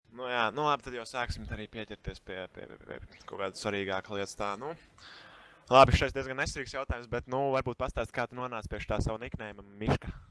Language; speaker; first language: Latvian; native; Latvian